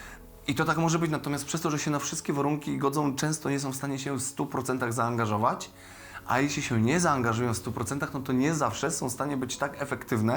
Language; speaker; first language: Polish; native; Polish